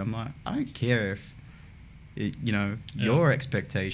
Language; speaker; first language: English; native; English